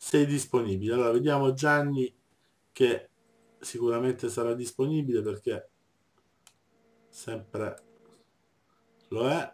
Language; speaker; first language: Italian; native; Italian